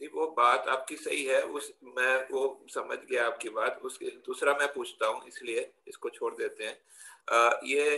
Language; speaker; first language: Hindi; non-native, local second language; Gujarati